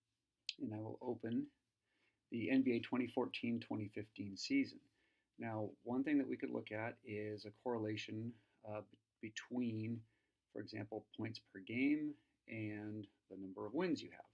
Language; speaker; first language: English; native; English